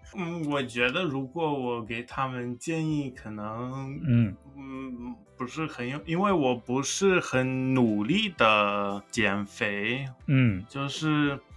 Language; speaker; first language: Chinese; non-native, learner; English